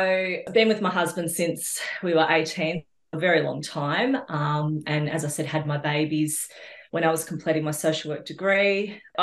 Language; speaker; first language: English; native; English